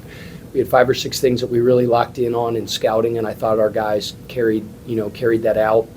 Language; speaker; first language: English; native; English